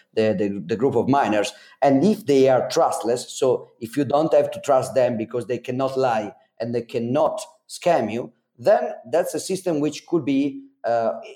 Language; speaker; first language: English; non-native, fluent; Italian